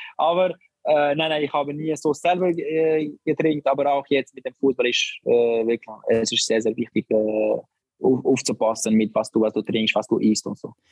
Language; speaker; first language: German; non-native, learner; Albanian